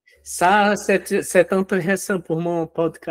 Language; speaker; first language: French; non-native, learner; Portuguese